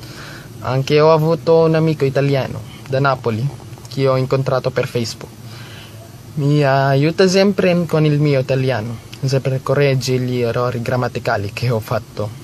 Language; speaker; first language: Italian; non-native, learner; Filipino